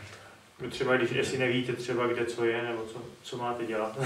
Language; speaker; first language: Czech; native; Czech